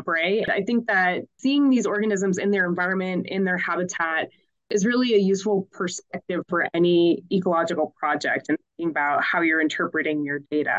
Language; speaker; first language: English; native; English